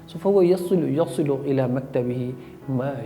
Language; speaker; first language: Arabic; non-native, fluent; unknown